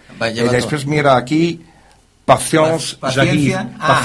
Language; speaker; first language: Spanish; non-native, learner; French